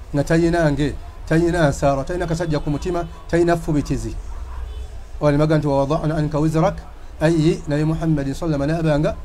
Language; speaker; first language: Arabic; non-native, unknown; Ganda